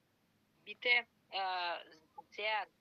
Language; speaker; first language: German; non-native, learner; Macedonian